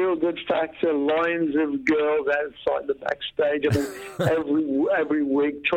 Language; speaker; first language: English; native; English